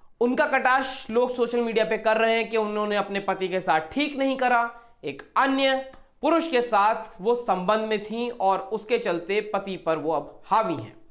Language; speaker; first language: Hindi; native; Hindi